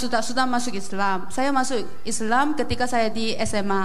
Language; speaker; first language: Indonesian; non-native, fluent; Korean